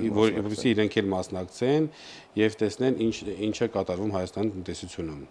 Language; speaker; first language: Armenian; native; Armenian